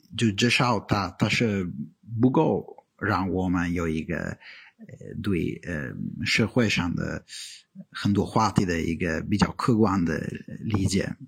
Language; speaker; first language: Chinese; non-native, fluent; Italian